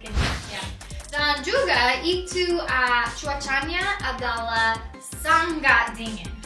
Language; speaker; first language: Indonesian; non-native, learner; English